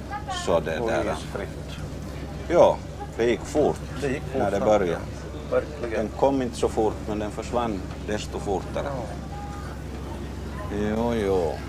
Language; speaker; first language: Swedish; native; Swedish